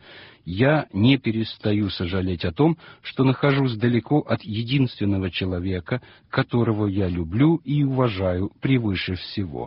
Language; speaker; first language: Russian; non-native, fluent; Italian